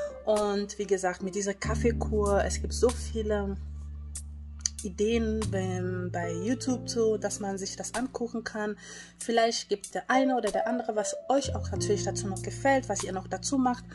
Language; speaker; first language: German; non-native, fluent; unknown